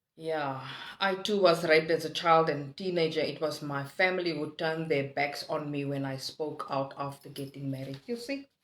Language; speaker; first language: English; non-native, local second language; Afrikaans